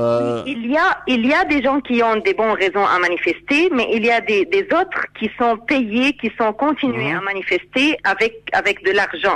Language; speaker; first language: French; non-native, fluent; Arabic